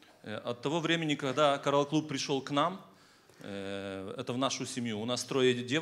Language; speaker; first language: Polish; non-native, learner; Russian